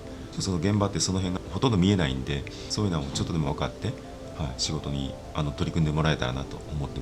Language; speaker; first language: Japanese; native; Japanese